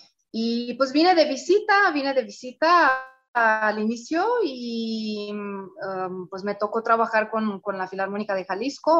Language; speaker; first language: Spanish; non-native, fluent; Romanian